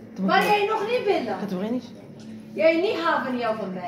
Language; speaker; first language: Dutch; non-native, learner; Arabic